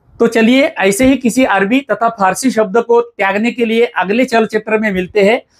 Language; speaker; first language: Hindi; non-native, local second language; Marathi